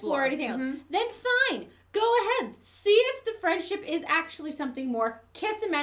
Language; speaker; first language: English; native; English